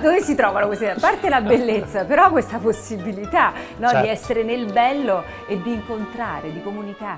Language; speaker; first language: Italian; native; Italian